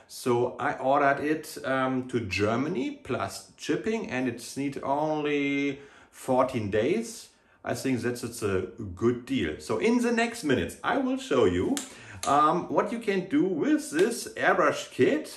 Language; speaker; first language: English; non-native, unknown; German